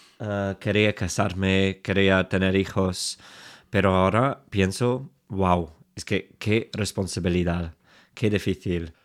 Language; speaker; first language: Spanish; non-native, fluent; English